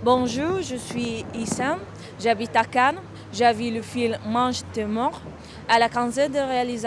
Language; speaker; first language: French; non-native, learner; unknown